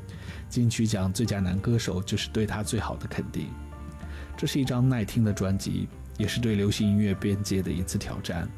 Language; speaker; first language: Chinese; native; Chinese